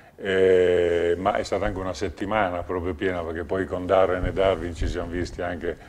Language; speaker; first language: Italian; native; Italian